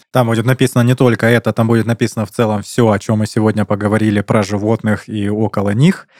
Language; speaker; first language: Russian; native; Russian